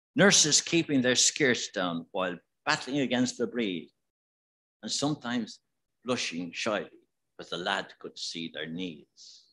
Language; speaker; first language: English; native; English